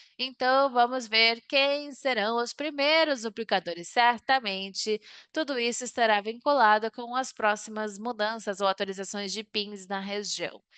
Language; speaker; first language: Portuguese; non-native, learner; Spanish